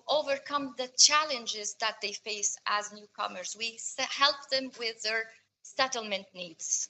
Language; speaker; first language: English; non-native, fluent; Arabic